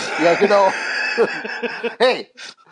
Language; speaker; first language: German; non-native, fluent; English